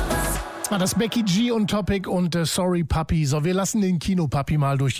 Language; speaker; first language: German; native; German